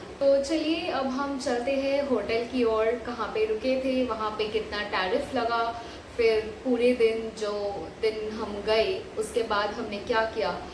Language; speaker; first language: Hindi; non-native, local second language; Bangla